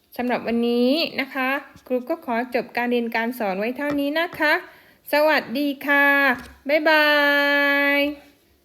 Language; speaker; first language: Thai; non-native, local second language; Malay